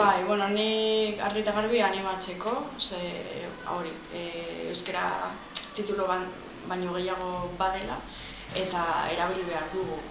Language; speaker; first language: Basque; non-native, local second language; Spanish